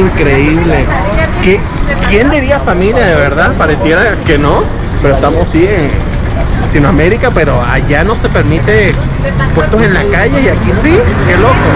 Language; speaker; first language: Spanish; native; Spanish